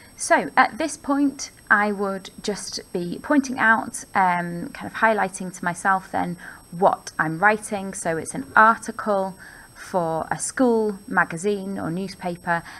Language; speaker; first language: English; native; English